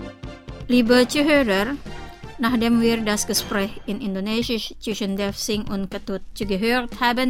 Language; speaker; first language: German; non-native, fluent; Indonesian